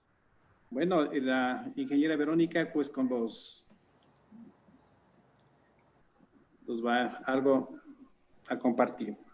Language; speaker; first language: Spanish; native; Spanish